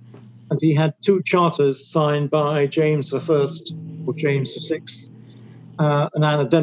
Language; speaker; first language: English; native; English